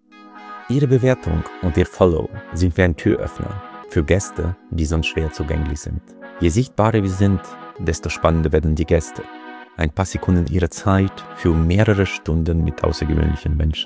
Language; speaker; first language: German; native; German